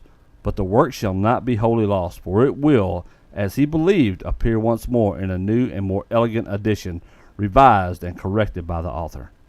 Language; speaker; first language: English; native; English